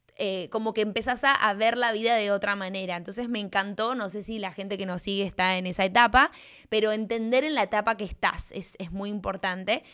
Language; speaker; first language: Spanish; native; Spanish